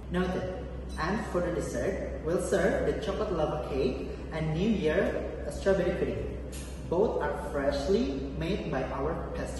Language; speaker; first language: English; non-native, learner; Indonesian